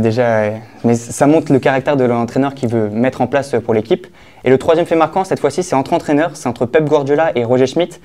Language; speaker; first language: French; native; French